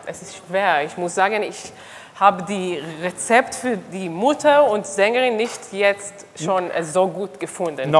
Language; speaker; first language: German; non-native, learner; Hebrew